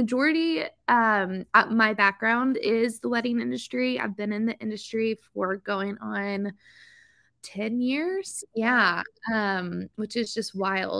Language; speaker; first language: English; native; English